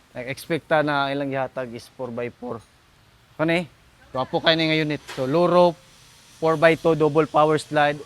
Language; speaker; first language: Cebuano; native; Cebuano